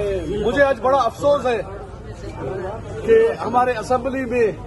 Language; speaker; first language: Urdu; non-native, local second language; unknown